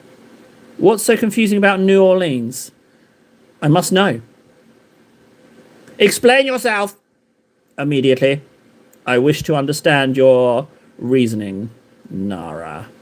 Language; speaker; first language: English; native; English